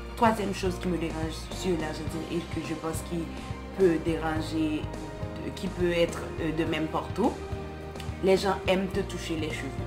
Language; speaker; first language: French; non-native, local second language; Haitian Creole